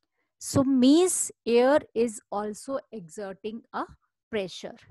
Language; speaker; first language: English; non-native, local second language; Hindi